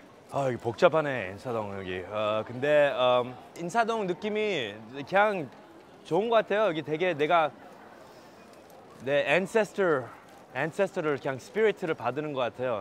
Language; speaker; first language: Korean; early bilingual, heritage; Korean